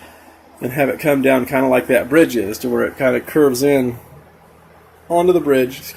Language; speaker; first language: English; native; English